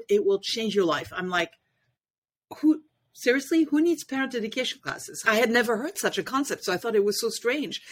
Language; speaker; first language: English; non-native, fluent; French